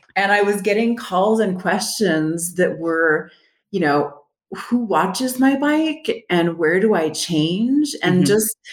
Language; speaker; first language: English; native; English